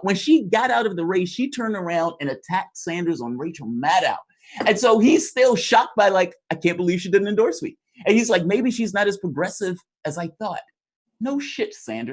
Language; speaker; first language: English; native; English